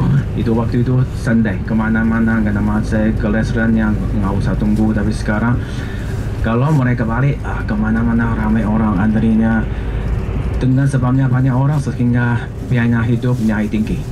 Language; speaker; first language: Indonesian; non-native, fluent; Chinese